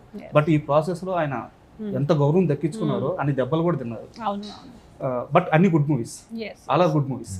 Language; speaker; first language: Telugu; native; Telugu